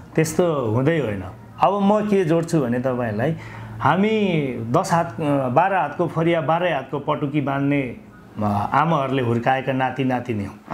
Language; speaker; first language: Nepali; non-native, local second language; Eastern Tamang